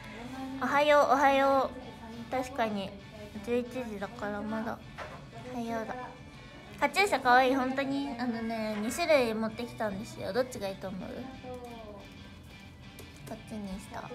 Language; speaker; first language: Japanese; native; Japanese